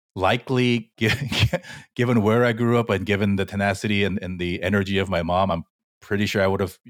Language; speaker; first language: English; early bilingual, other home language; Korean